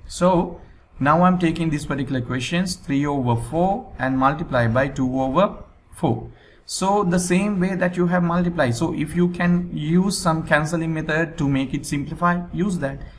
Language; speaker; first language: English; non-native, local second language; Sinhala